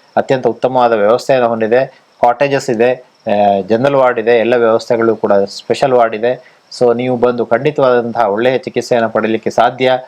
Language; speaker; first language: Kannada; native; Kannada